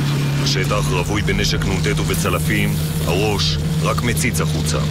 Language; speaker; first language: Hebrew; native; Hebrew